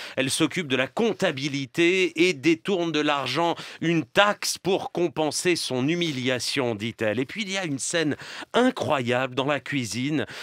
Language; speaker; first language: French; native; French